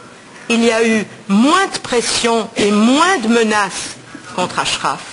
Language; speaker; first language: French; native; French